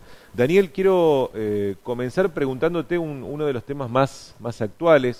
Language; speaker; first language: Spanish; native; Spanish